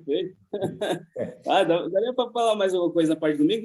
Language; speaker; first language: Portuguese; native; Portuguese